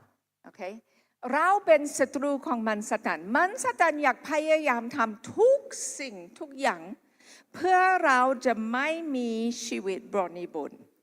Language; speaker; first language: Thai; non-native, local second language; Akha